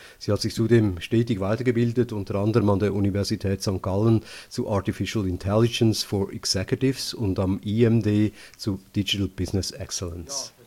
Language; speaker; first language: German; native; German